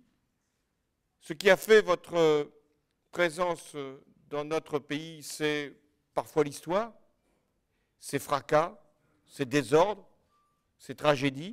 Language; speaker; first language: French; native; French